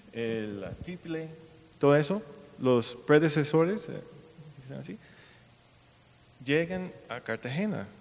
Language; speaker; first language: Spanish; non-native, fluent; English